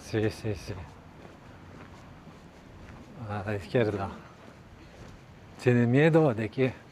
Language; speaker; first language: Spanish; non-native, learner; French